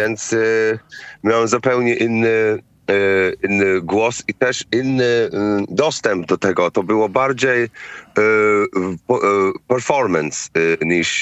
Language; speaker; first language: Polish; non-native, fluent; English